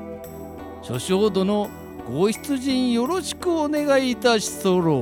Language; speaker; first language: Japanese; native; Japanese